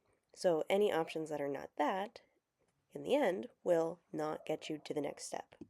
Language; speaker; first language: English; native; English